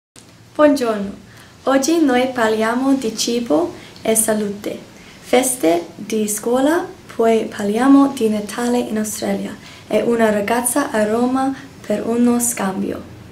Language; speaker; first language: Italian; non-native, learner; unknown